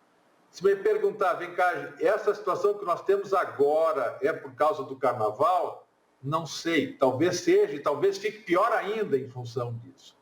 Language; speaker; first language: Portuguese; native; Portuguese